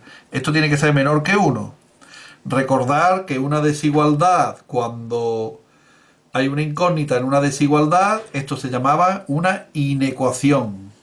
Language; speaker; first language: Spanish; native; Spanish